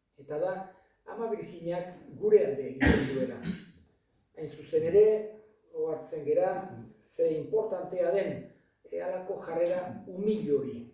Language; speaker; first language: Basque; native; Basque